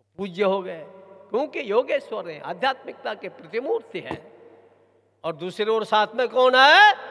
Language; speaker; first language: Hindi; non-native, local second language; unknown